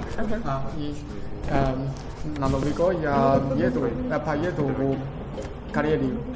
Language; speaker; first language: Russian; non-native, learner; Chinese